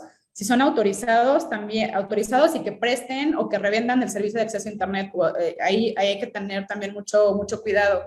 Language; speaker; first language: Spanish; native; Spanish